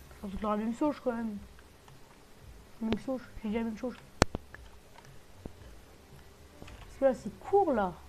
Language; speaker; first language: French; native; French